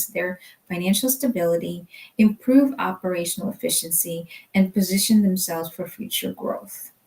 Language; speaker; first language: English; native; English